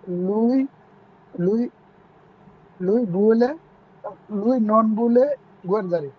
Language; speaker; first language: Italian; non-native, learner; Bangla